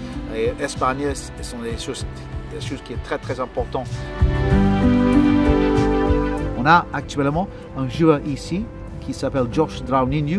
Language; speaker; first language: French; non-native, fluent; English